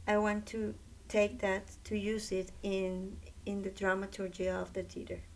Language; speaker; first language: English; non-native, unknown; Spanish